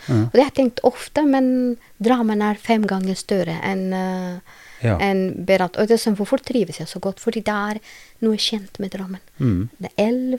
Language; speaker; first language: Norwegian; non-native, learner; Albanian